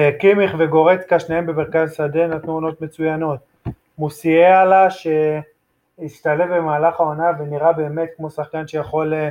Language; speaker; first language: Hebrew; native; Hebrew